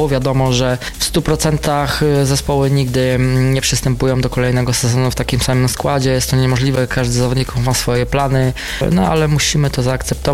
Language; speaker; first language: Polish; native; Polish